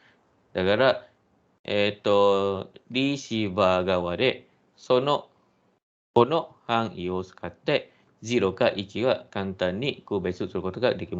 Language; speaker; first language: Japanese; non-native, fluent; Malay